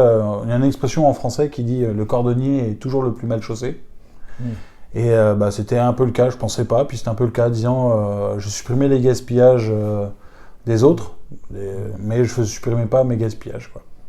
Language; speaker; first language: French; native; French